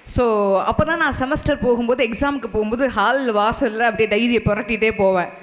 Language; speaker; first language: Tamil; non-native, local second language; Telugu